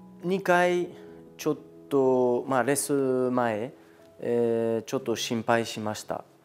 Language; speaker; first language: Japanese; non-native, fluent; French